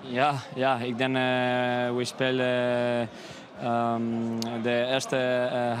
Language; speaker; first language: Dutch; non-native, learner; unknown